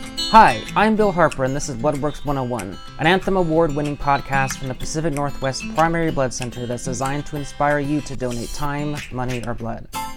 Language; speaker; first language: English; native; English